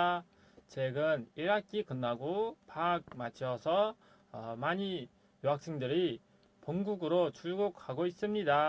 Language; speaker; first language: Korean; non-native, fluent; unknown